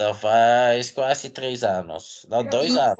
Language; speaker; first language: Portuguese; non-native, fluent; Dutch